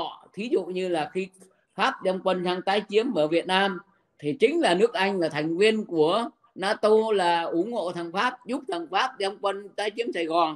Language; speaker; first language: Vietnamese; native; Vietnamese